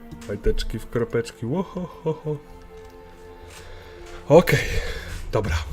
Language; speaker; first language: Polish; native; Polish